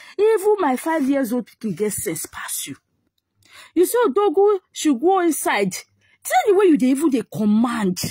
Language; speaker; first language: Nigerian Pidgin; non-native, local second language; Igbo